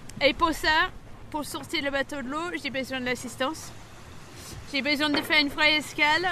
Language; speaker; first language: French; non-native, fluent; English